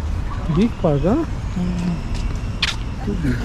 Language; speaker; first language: English; non-native, local second language; Bangla